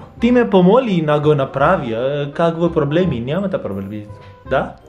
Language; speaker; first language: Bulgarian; non-native, learner; English